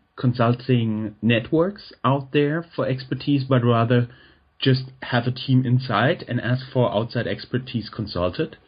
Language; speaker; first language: English; non-native, fluent; German